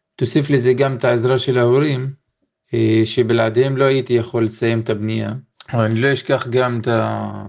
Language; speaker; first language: Hebrew; non-native, local second language; Arabic